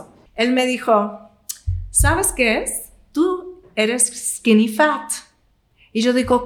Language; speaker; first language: Spanish; non-native, fluent; English